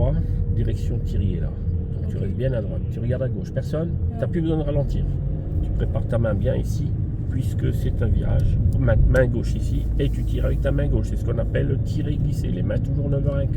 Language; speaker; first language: French; native; French